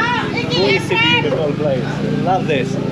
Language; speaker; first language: English; non-native, fluent; Swedish